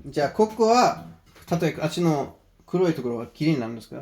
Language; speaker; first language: Japanese; non-native, fluent; English